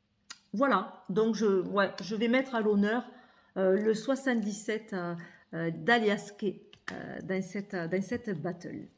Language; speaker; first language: French; native; French